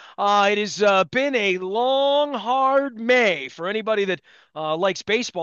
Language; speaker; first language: English; native; English